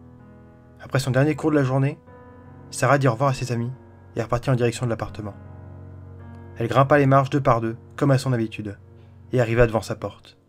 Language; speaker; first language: French; native; French